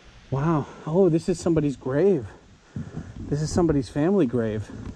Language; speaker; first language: English; native; English